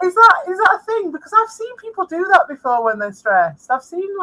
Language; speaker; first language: English; native; English